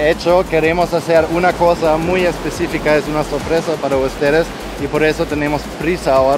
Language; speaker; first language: Spanish; non-native, learner; German